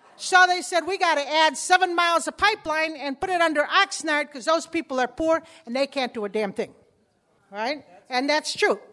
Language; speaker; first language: English; early bilingual, other home language; Spanish